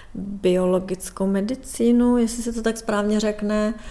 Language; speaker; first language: Czech; native; Czech